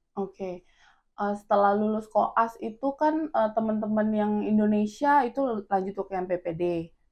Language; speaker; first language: Indonesian; non-native, local second language; Tetum